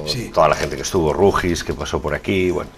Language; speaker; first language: Spanish; native; Spanish